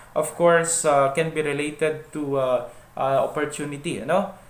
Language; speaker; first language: English; non-native, local second language; Filipino